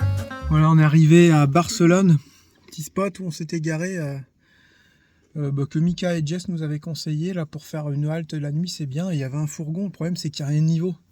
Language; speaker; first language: French; native; French